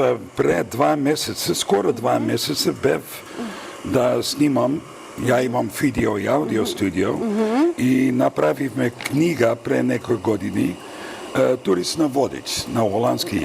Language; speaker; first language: Macedonian; non-native, fluent; Dutch